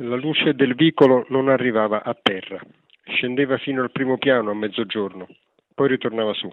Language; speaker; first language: Italian; native; Italian